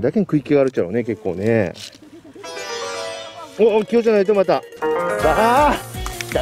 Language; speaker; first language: Japanese; native; Japanese